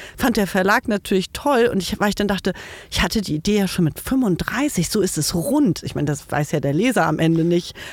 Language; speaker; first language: German; native; German